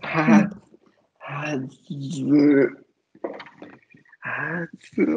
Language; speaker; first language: Japanese; non-native, learner; Italian